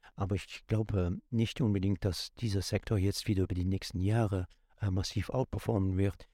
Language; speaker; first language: German; non-native, local second language; Luxembourgish